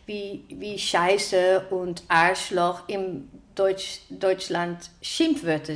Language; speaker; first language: German; non-native, fluent; Dutch